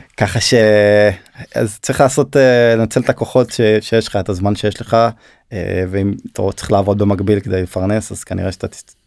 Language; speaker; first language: Hebrew; early bilingual, other home language; Turkish